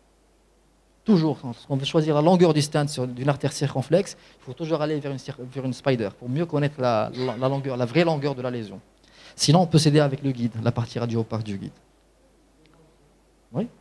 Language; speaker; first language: French; non-native, local second language; Arabic